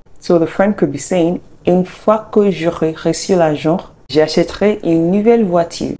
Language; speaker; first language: French; non-native, fluent; English